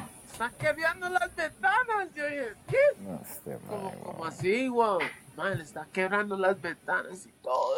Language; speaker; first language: Spanish; early bilingual, heritage; Spanish